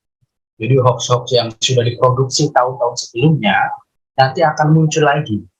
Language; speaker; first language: Indonesian; native; Indonesian